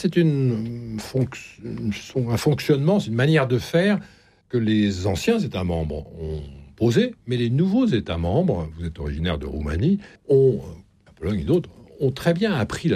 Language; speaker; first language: French; native; French